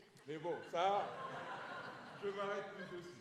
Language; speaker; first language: French; native; French